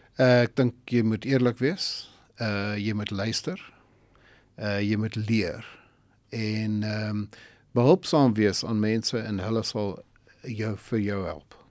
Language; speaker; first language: Afrikaans; non-native, local second language; English